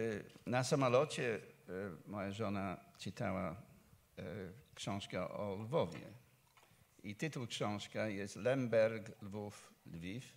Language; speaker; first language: Polish; non-native, fluent; English